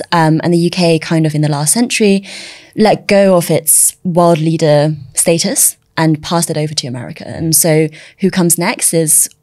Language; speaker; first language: English; early bilingual, other home language; Chinese